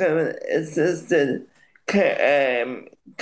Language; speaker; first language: English; native; English